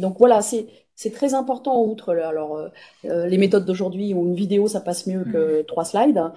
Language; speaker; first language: French; native; French